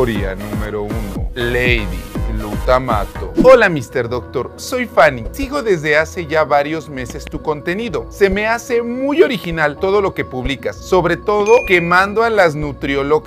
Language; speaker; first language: Spanish; native; Spanish